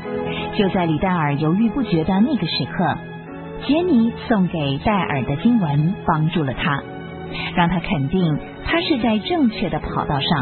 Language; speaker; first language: Chinese; native; Chinese